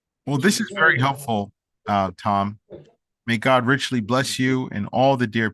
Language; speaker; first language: English; native; English